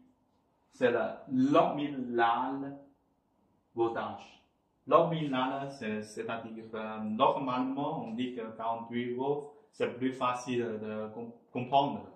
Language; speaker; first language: French; non-native, fluent; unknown